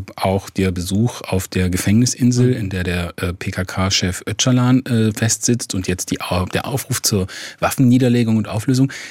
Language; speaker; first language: German; native; German